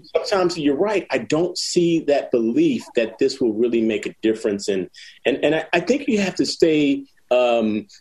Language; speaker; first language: English; native; English